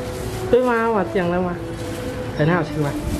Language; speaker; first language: Chinese; non-native, learner; Thai